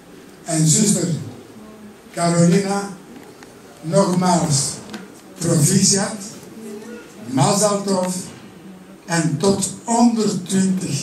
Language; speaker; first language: Dutch; early bilingual, other home language; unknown